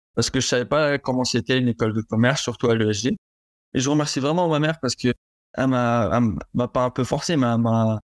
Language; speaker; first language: French; native; French